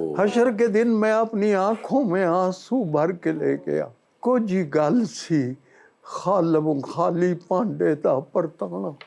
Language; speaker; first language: Urdu; non-native, local second language; Punjabi